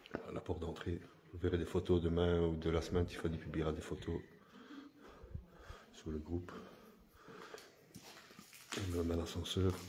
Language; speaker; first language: French; native; French